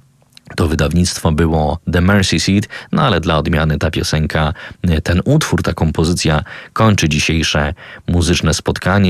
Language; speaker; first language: Polish; native; Polish